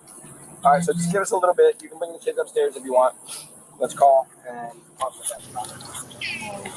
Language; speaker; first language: English; native; English